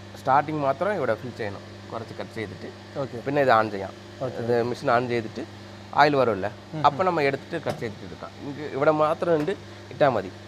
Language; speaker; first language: Malayalam; non-native, learner; Tamil